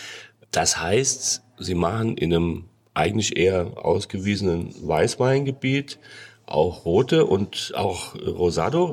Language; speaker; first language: German; native; German